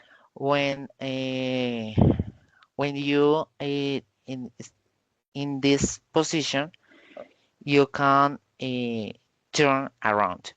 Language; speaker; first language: English; non-native, learner; Spanish